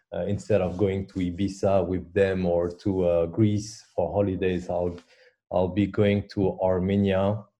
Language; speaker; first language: English; non-native, fluent; French